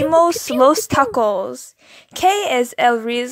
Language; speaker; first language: Spanish; non-native, learner; English